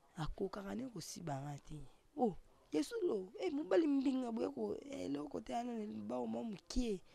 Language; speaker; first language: Lingala; non-native, local second language; Swahili